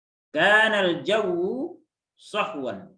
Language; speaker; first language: Arabic; non-native, fluent; Indonesian